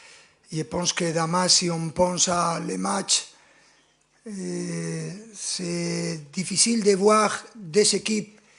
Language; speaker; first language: French; non-native, fluent; Spanish